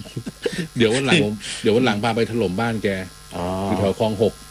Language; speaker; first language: Thai; native; Thai